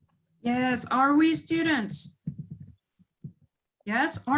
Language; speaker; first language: English; non-native, fluent; Kyrgyz